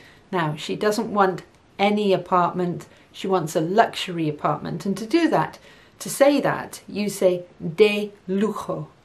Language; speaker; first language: English; native; English